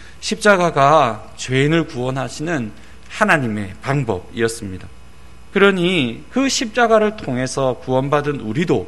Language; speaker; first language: Korean; native; Korean